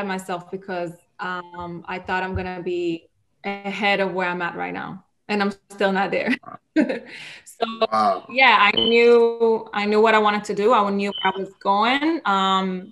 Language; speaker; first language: English; non-native, fluent; Hebrew